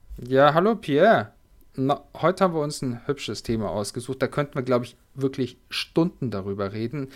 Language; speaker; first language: German; native; German